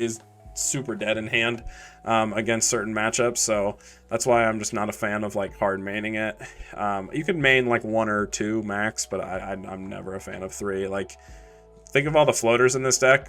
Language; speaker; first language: English; native; English